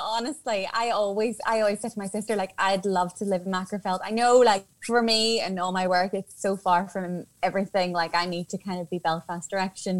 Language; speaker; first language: English; native; English